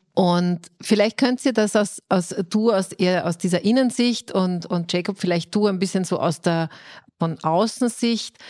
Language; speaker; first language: German; native; German